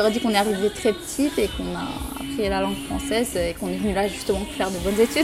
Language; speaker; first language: French; early bilingual, other home language; Romanian